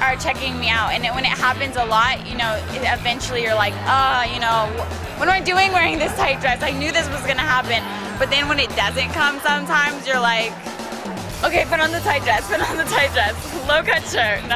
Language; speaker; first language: English; native; English